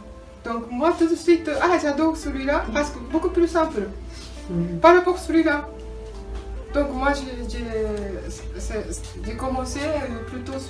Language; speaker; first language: French; non-native, learner; Japanese